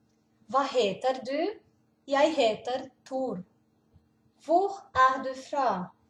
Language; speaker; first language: Norwegian; non-native, learner; Portuguese